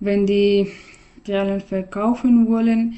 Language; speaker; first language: German; non-native, learner; Persian